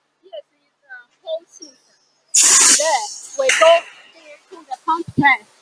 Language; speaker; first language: English; non-native, fluent; Chinese